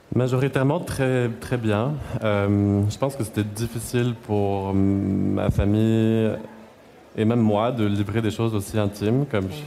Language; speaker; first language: French; native; French